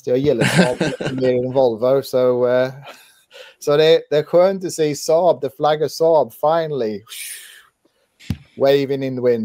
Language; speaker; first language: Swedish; non-native, fluent; English